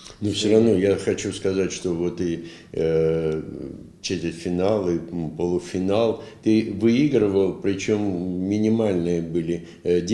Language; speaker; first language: Russian; native; Russian